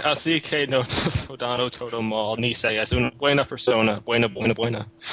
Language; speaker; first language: Spanish; non-native, learner; English